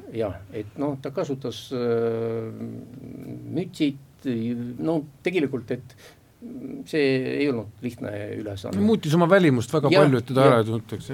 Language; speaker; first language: Estonian; non-native, local second language; Russian